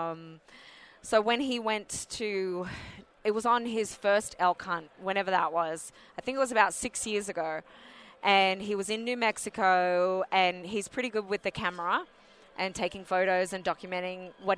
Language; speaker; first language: English; native; English